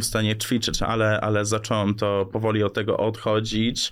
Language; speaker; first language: Polish; early bilingual, heritage; English